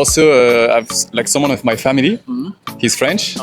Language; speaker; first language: English; non-native, fluent; French